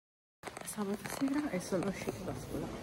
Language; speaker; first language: Italian; early bilingual, other home language; Filipino